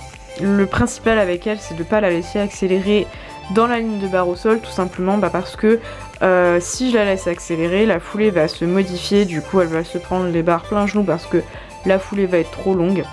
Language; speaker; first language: French; native; French